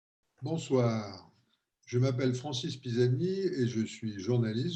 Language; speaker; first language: French; native; French